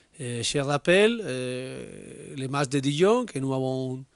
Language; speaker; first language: French; non-native, learner; Spanish